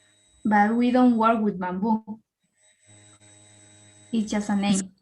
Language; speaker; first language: English; non-native, learner; Spanish